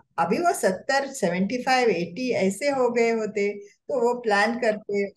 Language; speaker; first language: Hindi; non-native, local second language; Marathi